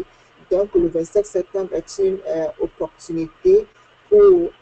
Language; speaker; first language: French; non-native, fluent; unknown